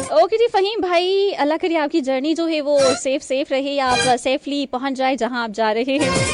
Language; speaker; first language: Urdu; non-native, local second language; Sindhi